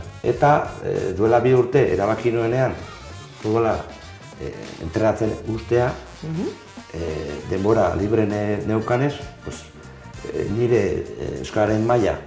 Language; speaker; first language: Basque; non-native, local second language; Spanish